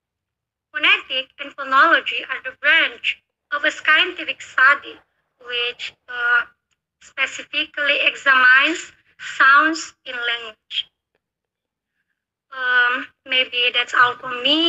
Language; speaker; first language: English; non-native, learner; Indonesian